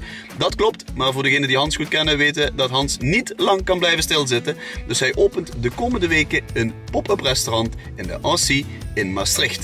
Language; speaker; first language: Dutch; native; Dutch